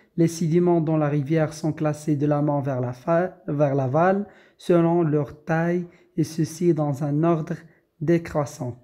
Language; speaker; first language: French; non-native, local second language; Arabic